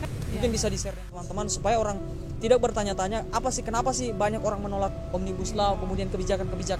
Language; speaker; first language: Indonesian; native; Indonesian